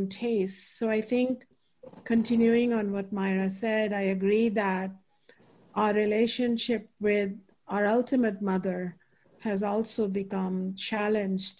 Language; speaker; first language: English; non-native, local second language; Hindi